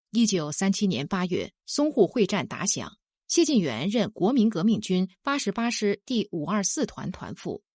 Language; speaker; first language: Chinese; native; Chinese